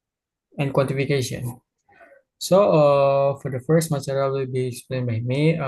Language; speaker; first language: English; non-native, learner; Indonesian